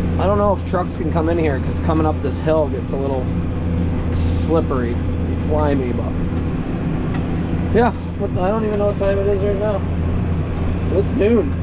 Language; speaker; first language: English; native; English